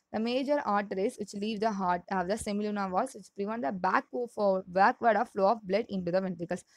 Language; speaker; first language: English; non-native, local second language; Tamil